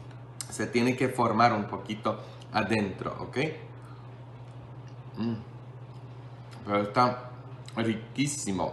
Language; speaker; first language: Spanish; non-native, fluent; English